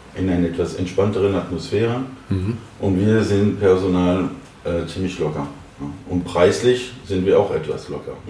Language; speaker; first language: German; non-native, fluent; French